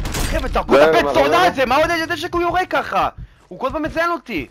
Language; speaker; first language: Hebrew; native; Hebrew